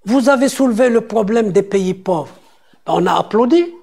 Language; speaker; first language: French; non-native, local second language; Arabic